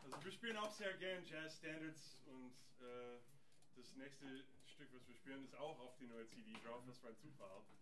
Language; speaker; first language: German; non-native, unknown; English